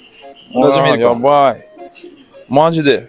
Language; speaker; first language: Japanese; non-native, learner; Russian